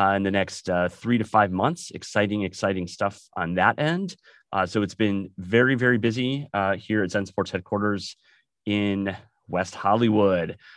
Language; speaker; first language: English; native; English